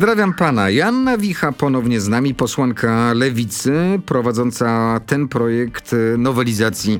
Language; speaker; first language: Polish; native; Polish